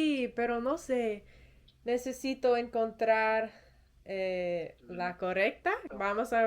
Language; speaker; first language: Spanish; non-native, learner; English